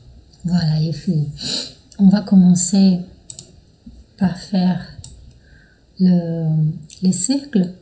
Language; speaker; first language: French; non-native, fluent; Portuguese